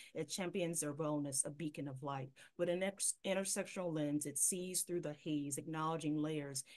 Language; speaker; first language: English; native; English